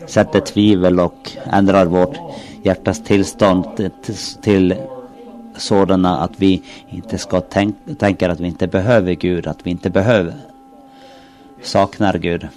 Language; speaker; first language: Swedish; non-native, local second language; Finnish